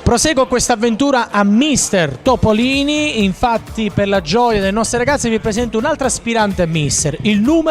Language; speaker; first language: Italian; native; Italian